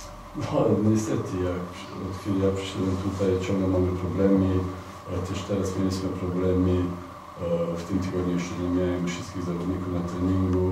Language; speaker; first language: Polish; non-native, fluent; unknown